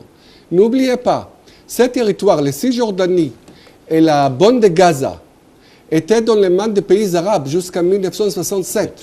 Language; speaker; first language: French; non-native, fluent; Hebrew